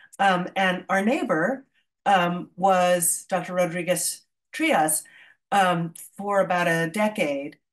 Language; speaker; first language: English; native; English